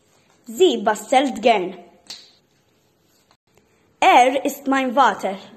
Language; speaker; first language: German; non-native, learner; Maltese